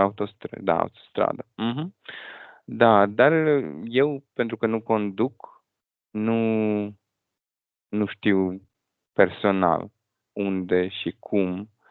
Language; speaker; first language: Romanian; non-native, fluent; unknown